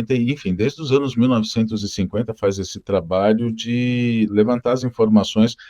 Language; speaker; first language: Portuguese; native; Portuguese